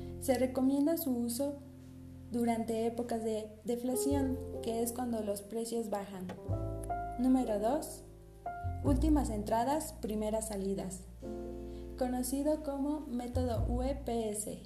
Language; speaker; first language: Spanish; native; Spanish